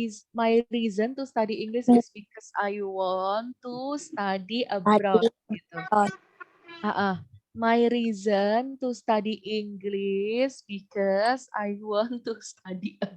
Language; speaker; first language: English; non-native, fluent; Indonesian